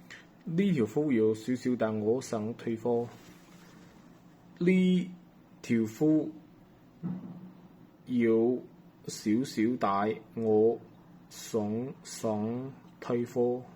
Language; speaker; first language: Cantonese; non-native, learner; Chinese